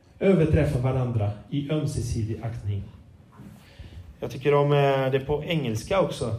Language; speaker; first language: Swedish; non-native, fluent; Portuguese